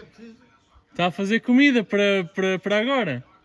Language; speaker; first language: Portuguese; early bilingual, heritage; Portuguese